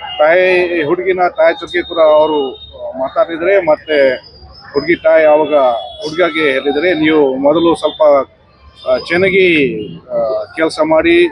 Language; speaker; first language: Kannada; non-native, fluent; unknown